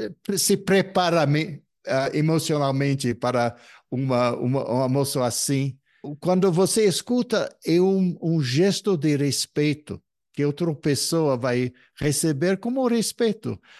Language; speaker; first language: Portuguese; non-native, fluent; English